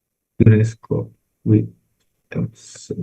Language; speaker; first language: English; non-native, learner; Indonesian